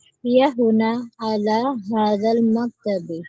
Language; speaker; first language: Arabic; non-native, learner; Filipino